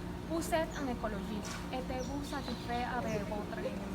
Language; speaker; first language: French; non-native, learner; Spanish